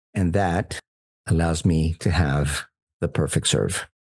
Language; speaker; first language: English; non-native, fluent; Spanish